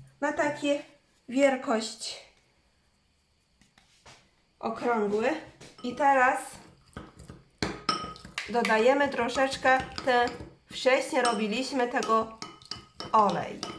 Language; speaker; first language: Polish; non-native, learner; Chinese